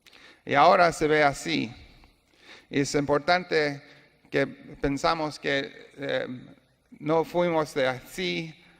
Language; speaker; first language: Spanish; non-native, learner; English